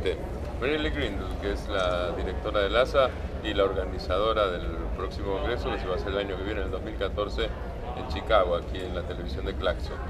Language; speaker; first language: Spanish; native; Spanish